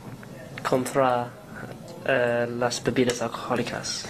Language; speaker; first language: Spanish; non-native, learner; English